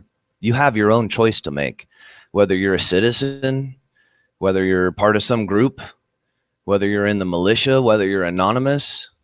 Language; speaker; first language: English; native; English